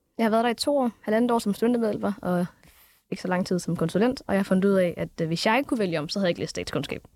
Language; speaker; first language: Danish; early bilingual, other home language; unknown